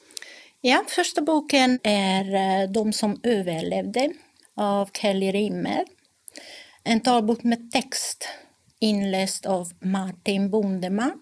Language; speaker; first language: Swedish; non-native, fluent; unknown